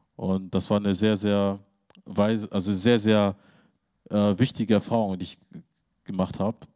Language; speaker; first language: German; native; German